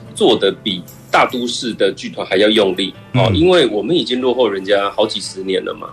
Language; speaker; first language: Chinese; native; Chinese